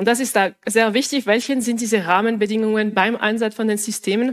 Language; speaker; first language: German; non-native, local second language; French